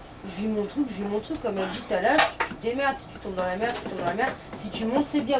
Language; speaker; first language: French; native; French